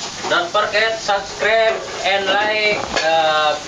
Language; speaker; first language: English; non-native, learner; Indonesian